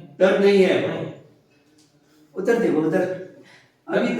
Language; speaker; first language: Hindi; non-native, fluent; Tibetan